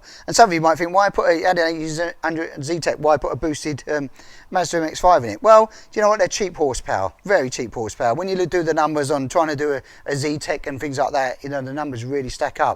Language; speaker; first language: English; native; English